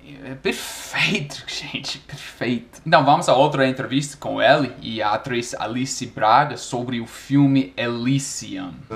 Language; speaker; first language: Portuguese; non-native, fluent; English